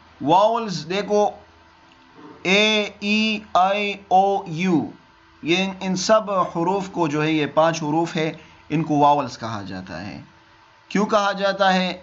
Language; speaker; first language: Urdu; non-native, local second language; Pashto